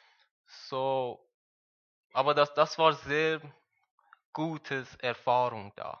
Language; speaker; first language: German; non-native, learner; Persian